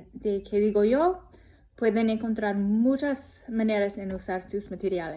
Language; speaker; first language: Spanish; non-native, learner; English